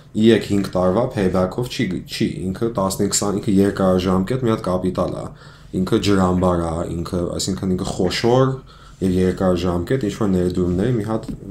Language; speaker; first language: Armenian; early bilingual, heritage; Armenian